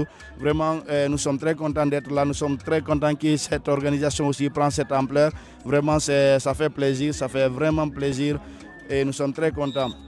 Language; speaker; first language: French; non-native, local second language; Fula